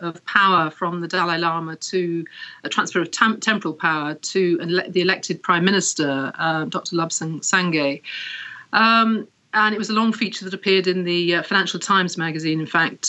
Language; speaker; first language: English; native; English